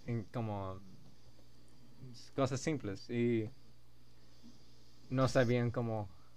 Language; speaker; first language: Spanish; non-native, learner; English